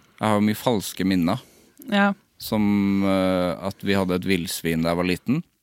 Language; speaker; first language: Norwegian; native; Norwegian